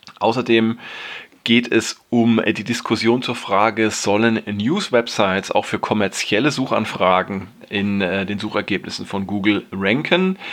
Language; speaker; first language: German; native; German